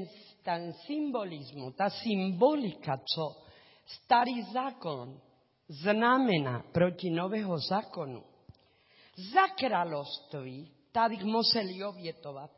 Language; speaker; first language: Czech; non-native, learner; Spanish